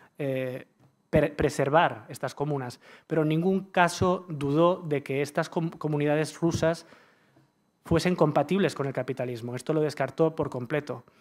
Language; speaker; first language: Spanish; native; Spanish